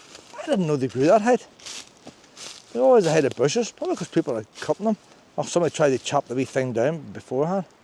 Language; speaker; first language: English; native; English